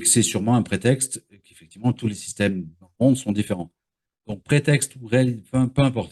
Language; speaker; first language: French; native; French